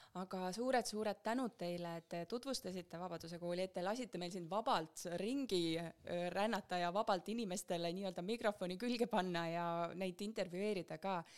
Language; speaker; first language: Estonian; native; Estonian